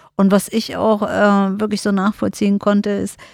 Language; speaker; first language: German; non-native, fluent; Bulgarian